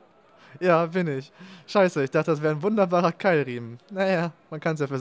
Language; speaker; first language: German; native; German